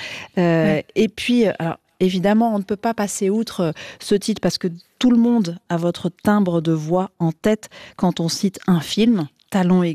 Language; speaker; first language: French; native; French